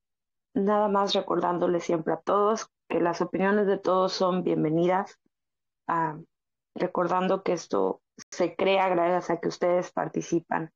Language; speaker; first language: Spanish; native; Spanish